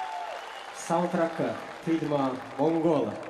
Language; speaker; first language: Russian; non-native, learner; Mongolian